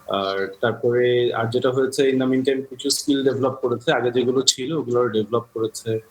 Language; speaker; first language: Bangla; native; Bangla